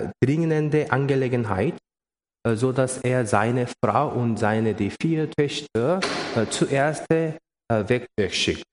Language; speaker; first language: German; non-native, learner; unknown